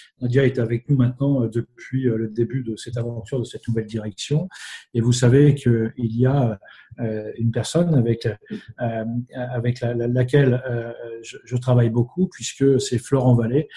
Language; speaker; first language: French; native; French